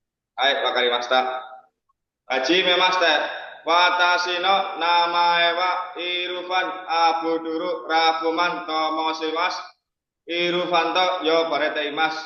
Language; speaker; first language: Japanese; non-native, learner; Indonesian